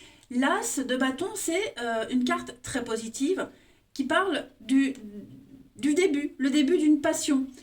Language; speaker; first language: French; native; French